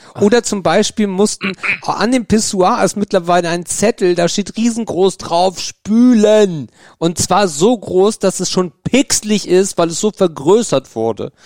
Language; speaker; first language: German; native; German